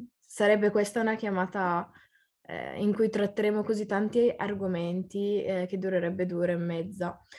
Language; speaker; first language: Italian; early bilingual, other home language; Arabic